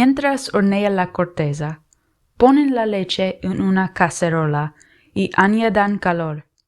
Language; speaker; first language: Spanish; non-native, learner; English